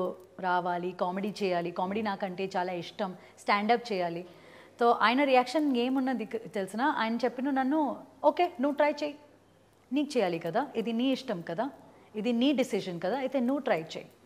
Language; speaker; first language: Telugu; early bilingual, heritage; Telugu